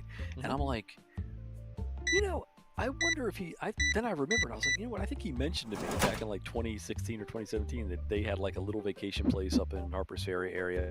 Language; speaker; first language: English; native; English